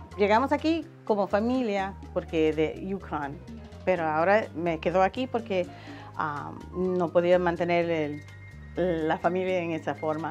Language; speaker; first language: Spanish; non-native, learner; English